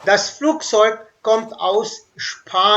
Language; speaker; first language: German; non-native, learner; Hindi